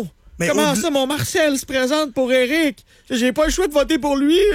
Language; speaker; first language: French; native; French